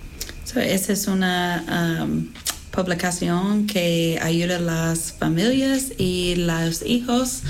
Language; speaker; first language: Spanish; non-native, learner; English